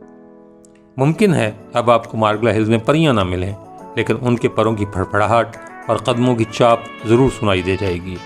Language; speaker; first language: Urdu; native; Urdu